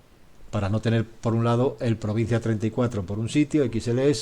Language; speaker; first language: Spanish; native; Spanish